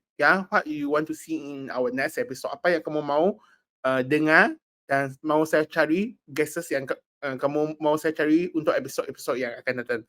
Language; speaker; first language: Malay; non-native, local second language; Chinese